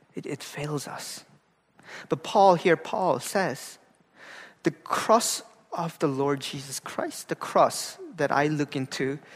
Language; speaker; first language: English; non-native, fluent; Korean